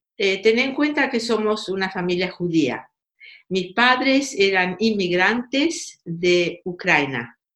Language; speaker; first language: Spanish; native; Spanish